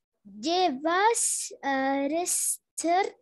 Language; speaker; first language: French; non-native, learner; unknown